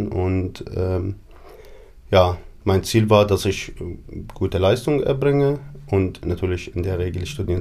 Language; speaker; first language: German; non-native, fluent; Arabic